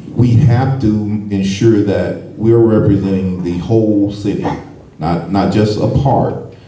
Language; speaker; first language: English; native; English